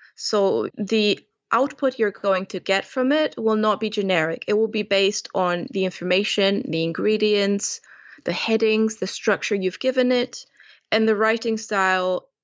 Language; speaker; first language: English; non-native, fluent; Romanian